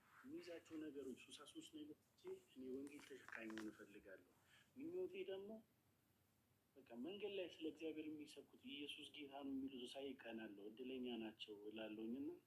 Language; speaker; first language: Amharic; non-native, local second language; Oromo